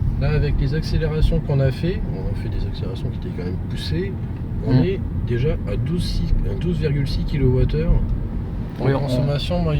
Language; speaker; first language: French; native; French